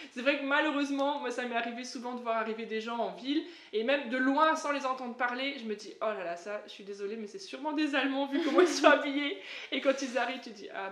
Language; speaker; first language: French; native; French